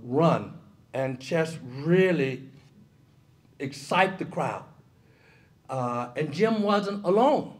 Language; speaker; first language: English; native; English